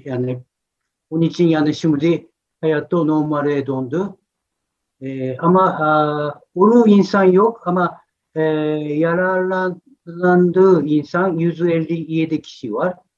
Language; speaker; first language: Turkish; non-native, fluent; Japanese